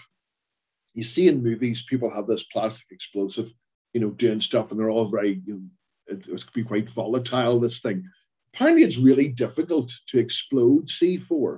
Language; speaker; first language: English; native; English